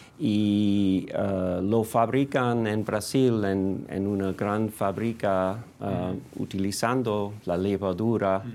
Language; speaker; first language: Spanish; non-native, fluent; English